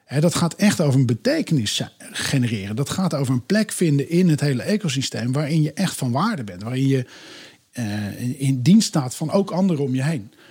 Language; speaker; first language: Dutch; native; Dutch